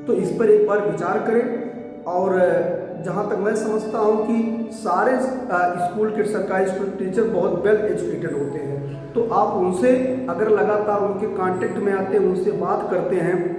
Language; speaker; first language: Hindi; native; Hindi